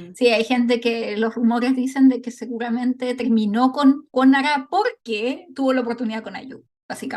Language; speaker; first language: Spanish; native; Spanish